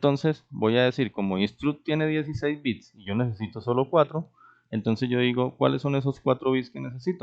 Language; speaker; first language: Spanish; native; Spanish